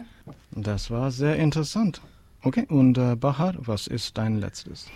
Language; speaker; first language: German; non-native, learner; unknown